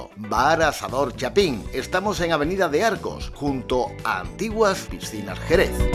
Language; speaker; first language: Spanish; native; Spanish